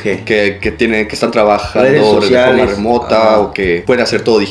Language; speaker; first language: Spanish; native; Spanish